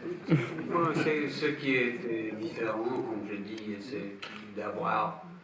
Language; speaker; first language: French; non-native, fluent; English